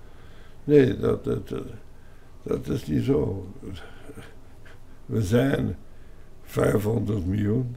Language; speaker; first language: Dutch; non-native, local second language; French